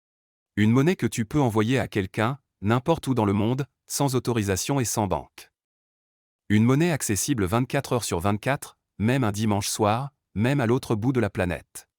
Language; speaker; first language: French; native; French